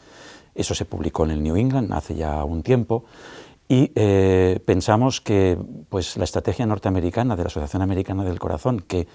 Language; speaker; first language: Spanish; native; Spanish